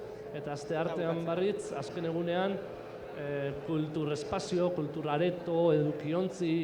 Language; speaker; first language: Basque; native; Basque